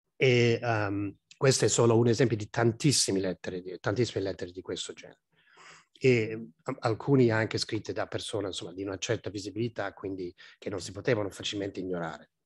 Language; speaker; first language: Italian; non-native, fluent; English